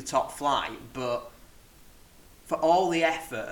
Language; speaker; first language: English; native; English